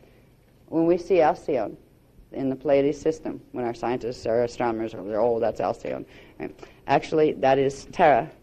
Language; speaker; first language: English; native; English